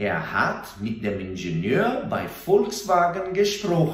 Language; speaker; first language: German; non-native, fluent; Portuguese